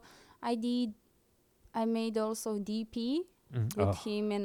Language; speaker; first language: English; non-native, fluent; Romanian